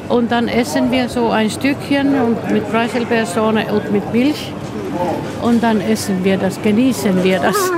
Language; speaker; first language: German; non-native, fluent; Finnish